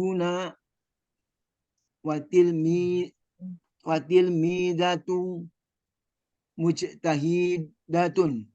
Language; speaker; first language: Arabic; non-native, learner; Indonesian